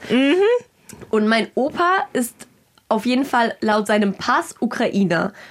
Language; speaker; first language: German; early bilingual, other home language; Russian